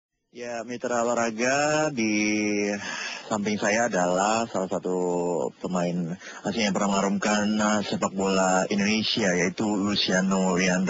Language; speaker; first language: Indonesian; native; Indonesian